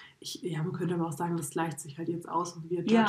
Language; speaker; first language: German; native; German